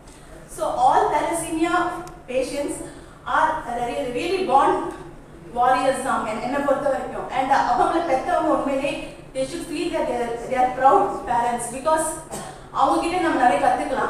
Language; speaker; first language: Tamil; native; Tamil